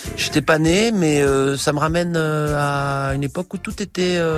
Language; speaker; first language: French; native; French